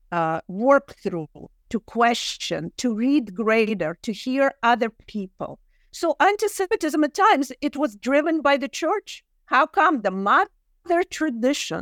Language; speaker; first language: English; non-native, fluent; Russian